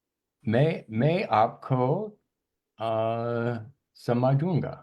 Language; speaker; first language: Hindi; non-native, learner; English